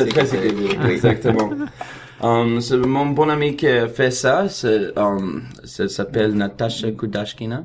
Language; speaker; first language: French; non-native, learner; Russian